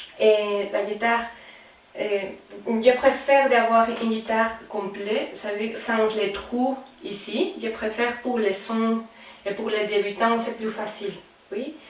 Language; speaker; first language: French; non-native, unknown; Spanish